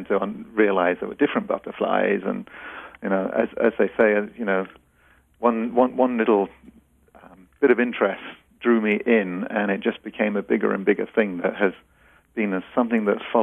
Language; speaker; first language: English; native; English